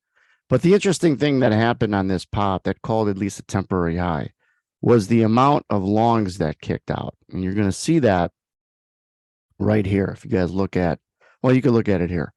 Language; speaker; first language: English; native; English